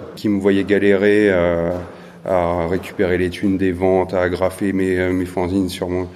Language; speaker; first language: French; native; French